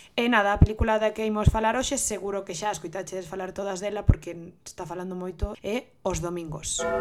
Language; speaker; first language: Galician; non-native, local second language; Spanish